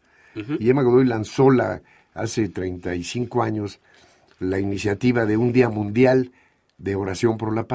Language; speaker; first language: Spanish; native; Spanish